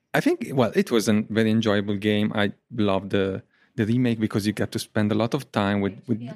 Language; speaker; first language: English; non-native, fluent; Italian